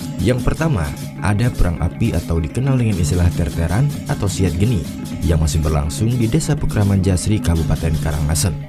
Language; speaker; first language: Indonesian; native; Indonesian